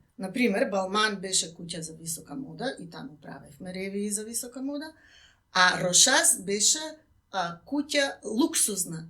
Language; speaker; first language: Macedonian; native; Macedonian